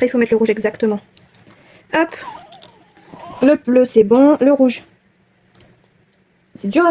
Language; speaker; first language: French; native; French